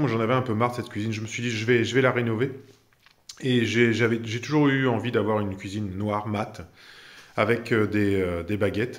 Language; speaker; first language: French; native; French